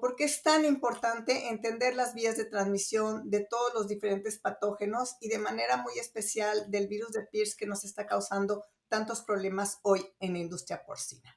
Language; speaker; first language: Spanish; native; Spanish